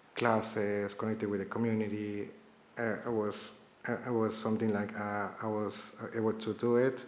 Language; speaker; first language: English; non-native, fluent; Spanish